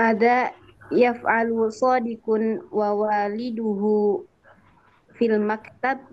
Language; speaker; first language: Arabic; non-native, learner; Indonesian